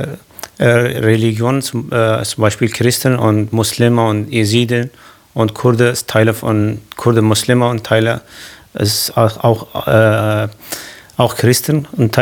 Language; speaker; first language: German; non-native, learner; Arabic